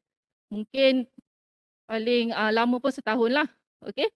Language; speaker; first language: Malay; native; Malay